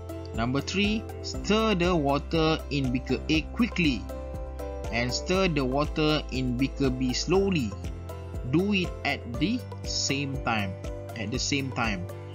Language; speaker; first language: English; non-native, local second language; Malay